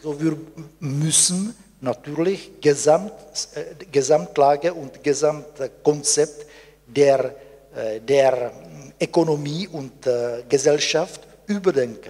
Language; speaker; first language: German; non-native, fluent; Czech